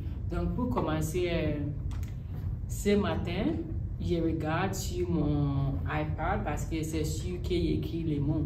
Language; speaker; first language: French; non-native, learner; English